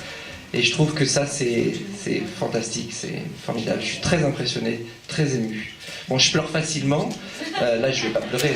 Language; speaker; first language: French; native; French